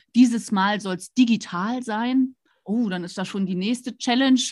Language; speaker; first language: German; native; German